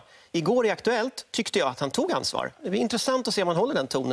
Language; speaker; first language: Swedish; native; Swedish